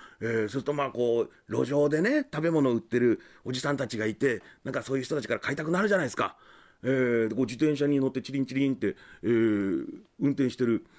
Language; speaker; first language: Japanese; native; Japanese